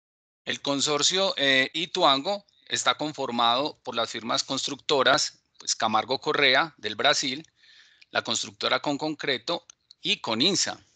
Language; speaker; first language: Spanish; native; Spanish